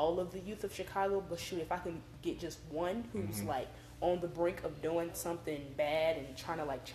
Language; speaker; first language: English; native; English